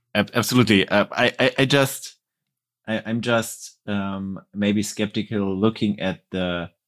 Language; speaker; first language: English; non-native, fluent; German